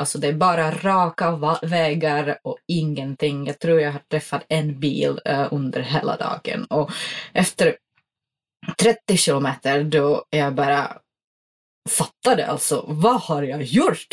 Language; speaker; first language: Swedish; non-native, fluent; Czech